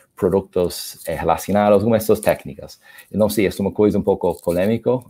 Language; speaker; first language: Portuguese; non-native, learner; English